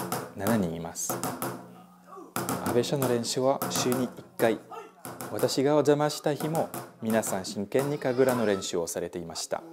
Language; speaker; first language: Japanese; non-native, fluent; French